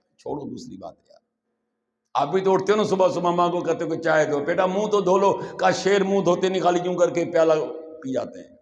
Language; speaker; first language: Urdu; non-native, local second language; Sindhi